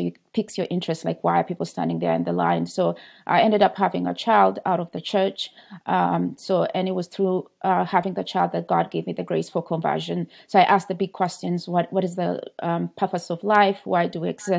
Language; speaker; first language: English; non-native, local second language; Ganda